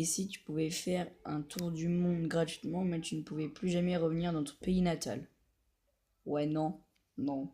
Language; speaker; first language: French; native; French